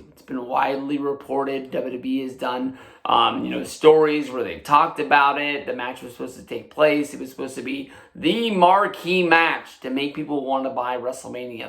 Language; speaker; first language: English; native; English